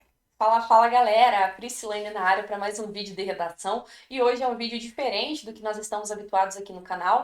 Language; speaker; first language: Portuguese; native; Portuguese